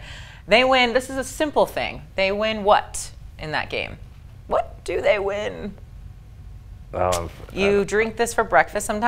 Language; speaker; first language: English; native; English